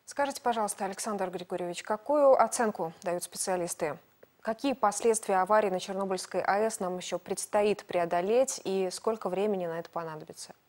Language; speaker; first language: Russian; native; Russian